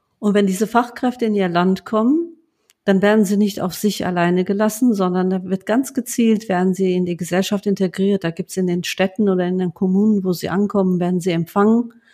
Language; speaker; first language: German; early bilingual, other home language; Turkish